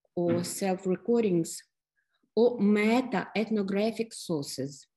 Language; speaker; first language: English; non-native, fluent; Ukrainian